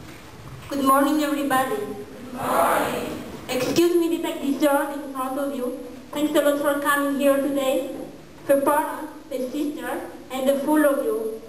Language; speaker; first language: English; non-native, learner; Malagasy